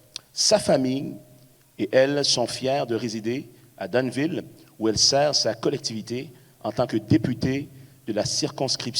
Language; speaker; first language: French; native; French